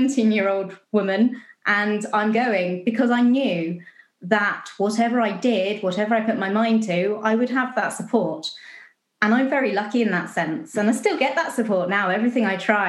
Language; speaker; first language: English; native; English